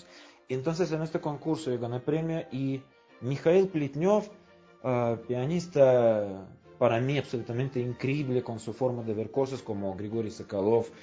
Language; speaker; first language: Spanish; non-native, fluent; Russian